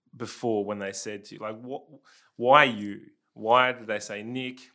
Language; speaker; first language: English; native; English